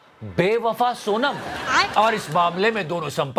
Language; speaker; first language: Hindi; native; Hindi